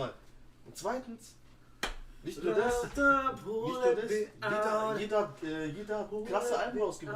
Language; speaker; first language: German; native; German